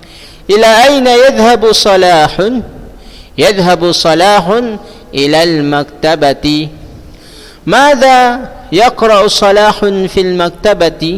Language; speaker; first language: Arabic; non-native, fluent; Indonesian